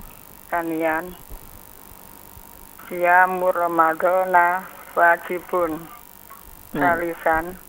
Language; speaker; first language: Arabic; non-native, learner; Indonesian